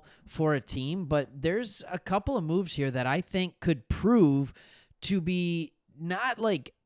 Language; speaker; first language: English; native; English